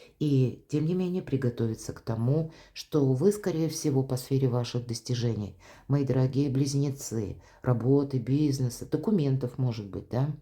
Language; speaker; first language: Russian; native; Russian